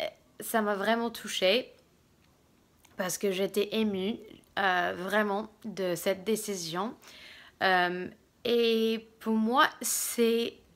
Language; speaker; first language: French; non-native, fluent; English